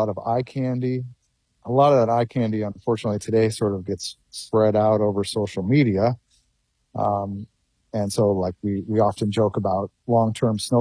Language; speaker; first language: English; native; English